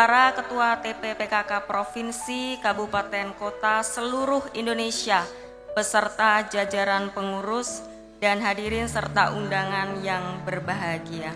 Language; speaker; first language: Indonesian; native; Indonesian